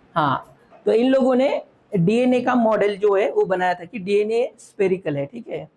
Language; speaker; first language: Hindi; non-native, local second language; Marathi